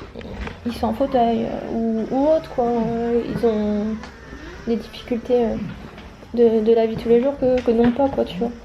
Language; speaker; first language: French; native; French